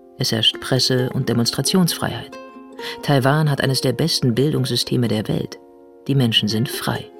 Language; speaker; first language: German; native; German